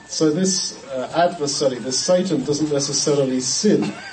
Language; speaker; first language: English; native; English